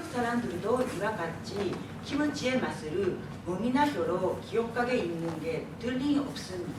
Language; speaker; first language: Korean; non-native, fluent; Japanese